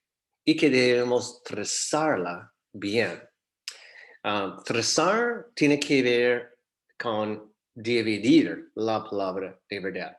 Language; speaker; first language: Spanish; non-native, fluent; English